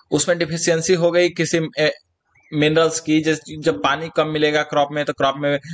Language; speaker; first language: Hindi; native; Hindi